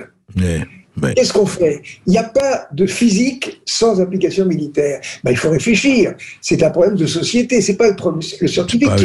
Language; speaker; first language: French; native; French